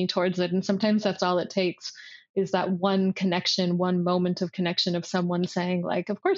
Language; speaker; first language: English; native; English